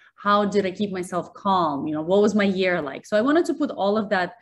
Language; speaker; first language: English; early bilingual, other home language; Russian